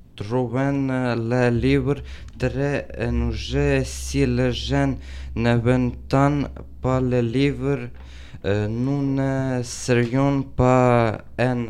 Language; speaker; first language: French; non-native, learner; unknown